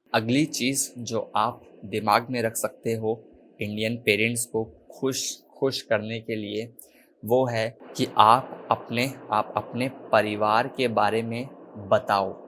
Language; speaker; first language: Hindi; native; Hindi